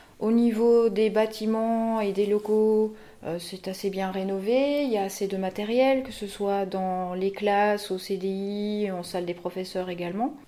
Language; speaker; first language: French; native; French